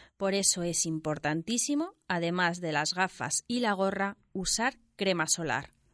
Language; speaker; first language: Spanish; native; Spanish